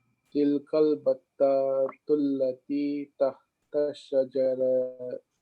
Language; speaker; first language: Arabic; non-native, learner; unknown